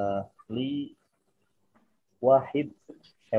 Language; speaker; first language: Arabic; non-native, learner; Indonesian